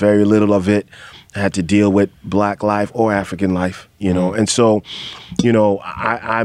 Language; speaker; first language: English; non-native, local second language; Akan